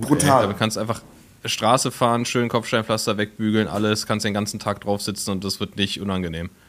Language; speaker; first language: German; native; German